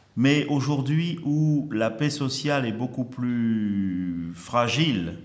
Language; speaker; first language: French; native; French